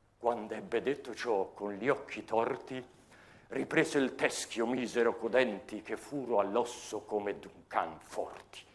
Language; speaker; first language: Italian; native; Italian